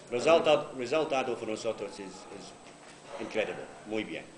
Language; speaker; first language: Spanish; non-native, learner; English